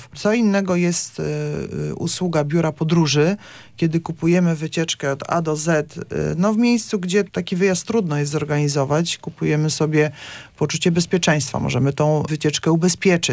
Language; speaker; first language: Polish; native; Polish